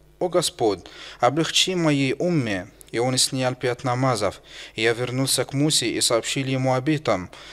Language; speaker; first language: Russian; non-native, fluent; Arabic